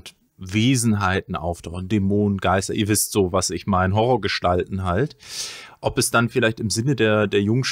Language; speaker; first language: German; native; German